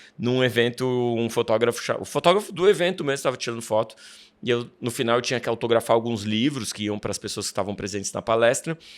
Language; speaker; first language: Portuguese; native; Portuguese